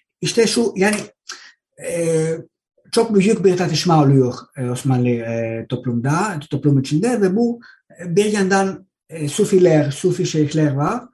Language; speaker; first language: Turkish; non-native, learner; Greek